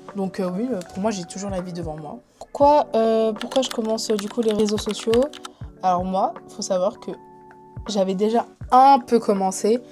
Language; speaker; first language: French; early bilingual, other home language; Spanish